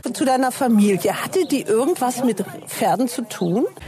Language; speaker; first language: German; native; German